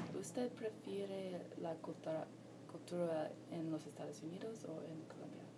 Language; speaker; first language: Spanish; non-native, learner; English